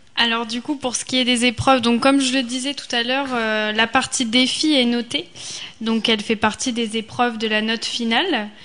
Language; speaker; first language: French; native; French